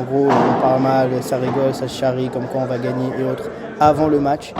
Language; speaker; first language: French; native; French